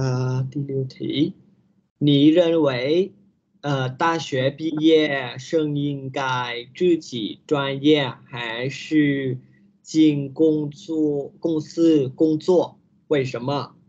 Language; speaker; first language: Chinese; non-native, learner; Vietnamese